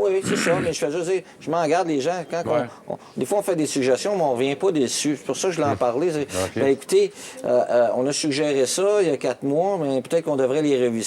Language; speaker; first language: French; native; French